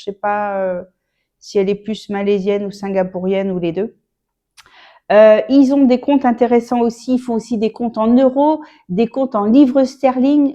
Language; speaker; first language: French; native; French